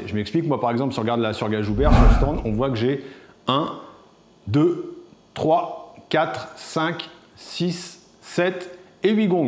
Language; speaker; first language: French; native; French